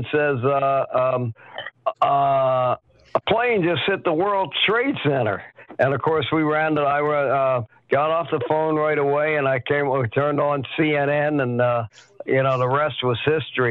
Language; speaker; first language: English; native; English